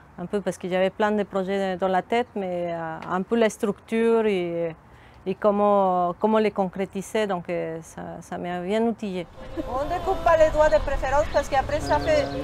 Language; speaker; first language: French; non-native, fluent; Spanish